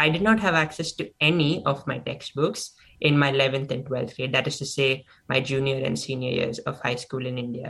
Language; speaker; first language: English; non-native, local second language; Hindi